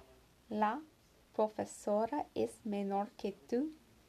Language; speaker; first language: Spanish; non-native, learner; English